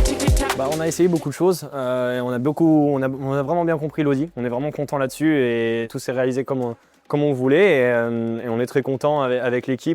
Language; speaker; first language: French; native; French